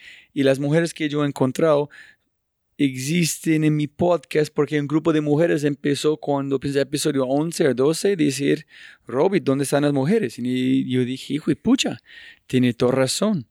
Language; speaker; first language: Spanish; non-native, fluent; English